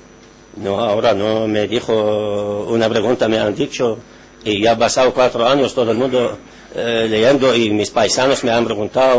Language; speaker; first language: Spanish; non-native, learner; Arabic